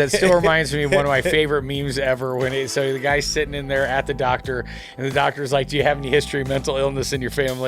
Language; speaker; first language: English; native; English